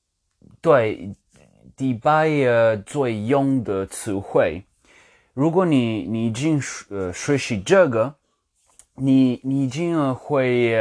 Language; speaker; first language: Chinese; non-native, learner; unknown